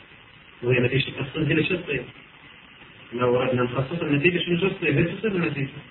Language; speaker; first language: Arabic; native; Arabic